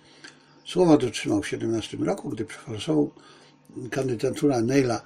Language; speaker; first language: Polish; native; Polish